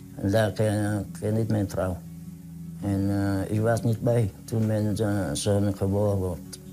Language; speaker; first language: Dutch; non-native, learner; Vietnamese